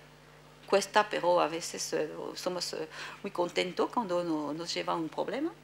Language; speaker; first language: Spanish; non-native, fluent; French